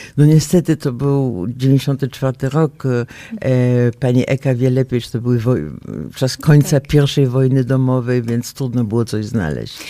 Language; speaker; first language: Polish; native; Polish